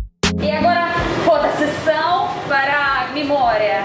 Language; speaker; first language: Portuguese; non-native, learner; Russian